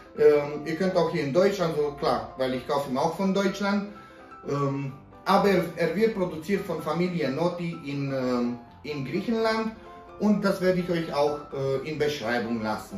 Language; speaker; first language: German; non-native, fluent; Romanian